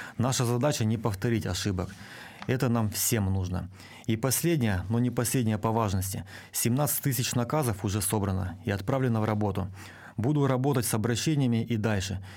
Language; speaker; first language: Russian; native; Russian